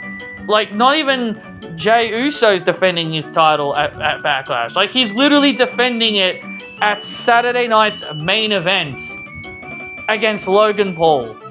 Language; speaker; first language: English; native; English